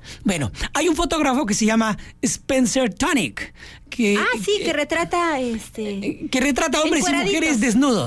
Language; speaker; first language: Spanish; native; Spanish